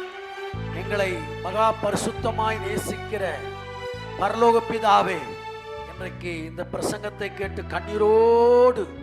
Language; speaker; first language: Tamil; native; Tamil